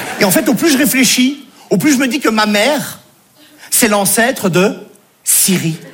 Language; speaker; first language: French; native; French